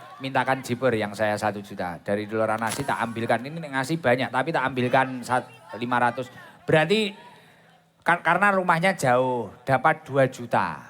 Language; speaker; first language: Indonesian; non-native, local second language; Javanese